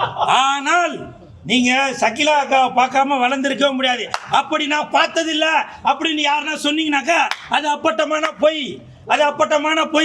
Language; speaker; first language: Tamil; native; Tamil